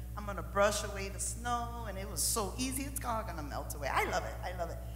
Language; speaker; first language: English; early bilingual, other home language; Spanish